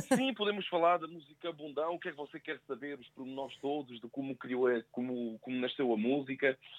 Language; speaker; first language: Portuguese; early bilingual, heritage; Portuguese